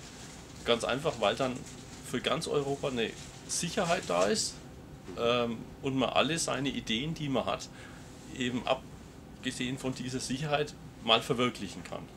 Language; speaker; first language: German; native; German